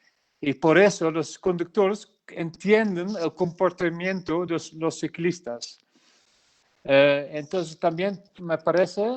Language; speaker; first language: Spanish; non-native, learner; Dutch